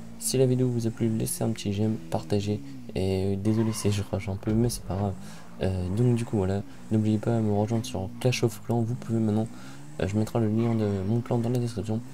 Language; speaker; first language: French; native; French